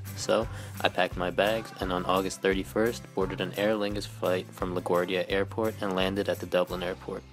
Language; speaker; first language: English; native; English